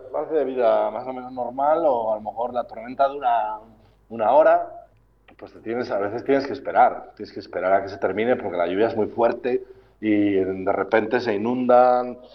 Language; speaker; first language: Spanish; native; Spanish